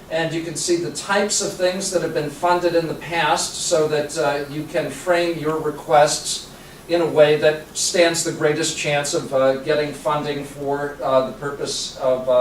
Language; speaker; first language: English; native; English